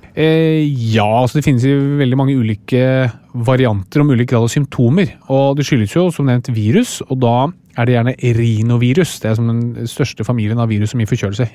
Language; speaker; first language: Norwegian; native; Norwegian